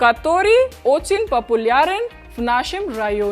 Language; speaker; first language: Russian; non-native, fluent; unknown